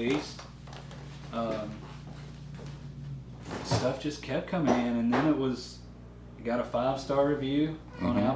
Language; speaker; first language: English; native; English